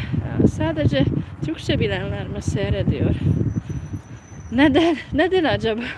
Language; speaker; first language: Turkish; non-native, fluent; Hungarian